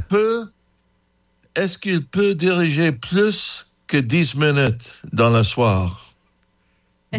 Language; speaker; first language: French; non-native, learner; English